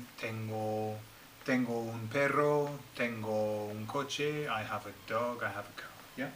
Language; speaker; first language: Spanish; non-native, fluent; English